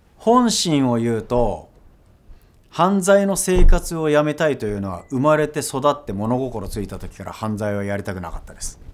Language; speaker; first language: Japanese; native; Japanese